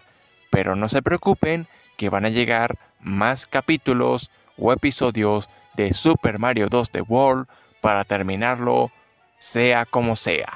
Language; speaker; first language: Spanish; native; Spanish